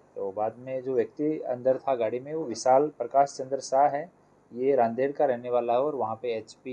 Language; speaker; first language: Hindi; non-native, local second language; Gujarati